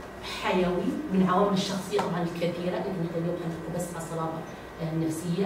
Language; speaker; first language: Arabic; native; Arabic